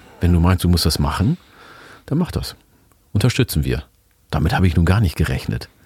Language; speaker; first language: German; early bilingual, other home language; Oromo